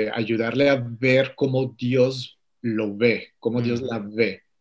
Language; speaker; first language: Spanish; native; Spanish